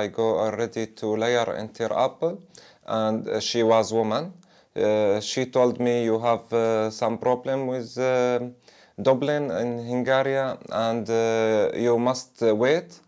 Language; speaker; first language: English; non-native, learner; Arabic